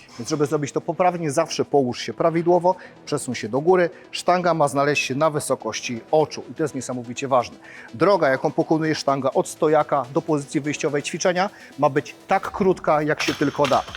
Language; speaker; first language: Polish; native; Polish